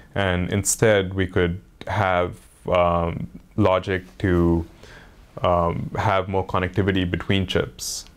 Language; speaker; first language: English; non-native, local second language; Hindi